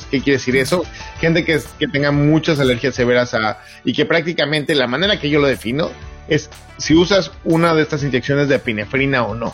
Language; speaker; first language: Spanish; native; Spanish